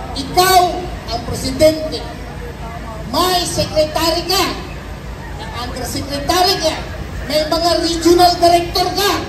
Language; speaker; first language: Filipino; non-native, local second language; Iloko